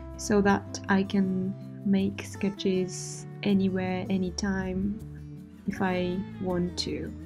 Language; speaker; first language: English; non-native, fluent; Japanese